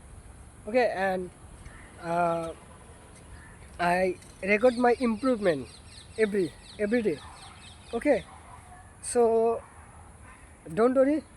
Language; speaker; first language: English; non-native, learner; Bangla